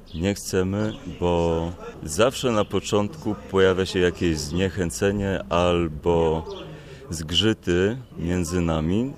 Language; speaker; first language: Polish; native; Polish